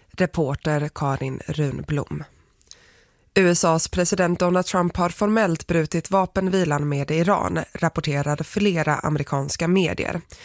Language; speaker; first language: Swedish; native; Swedish